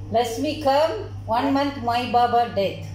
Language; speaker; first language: English; non-native, learner; Arabic